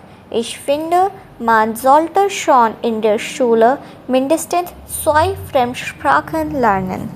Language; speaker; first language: German; non-native, learner; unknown